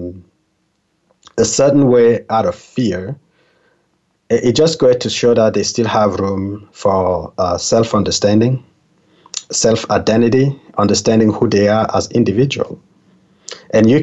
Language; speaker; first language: English; non-native, local second language; French